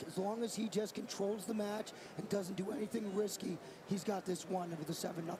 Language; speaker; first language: English; native; English